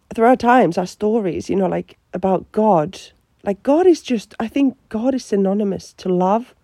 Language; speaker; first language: English; non-native, fluent; Finnish